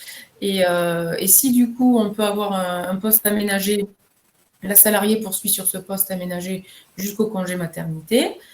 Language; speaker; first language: French; native; French